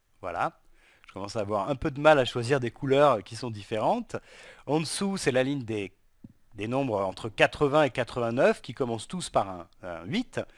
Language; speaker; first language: French; native; French